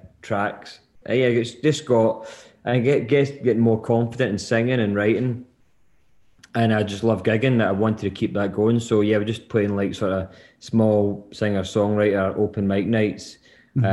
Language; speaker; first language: English; native; English